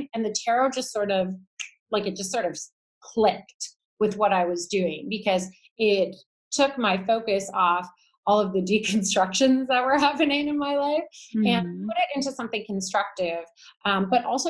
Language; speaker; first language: English; native; English